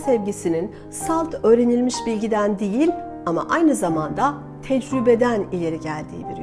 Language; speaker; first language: Turkish; native; Turkish